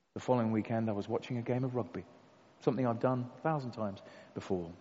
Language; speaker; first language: English; native; English